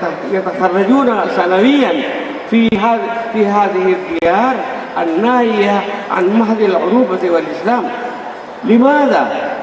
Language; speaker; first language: Arabic; non-native, fluent; Urdu